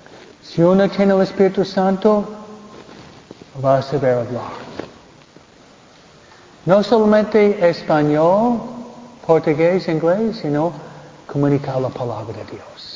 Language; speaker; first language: Spanish; non-native, fluent; English